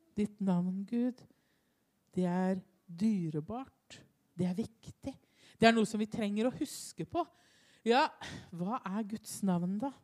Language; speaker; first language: Norwegian; native; Norwegian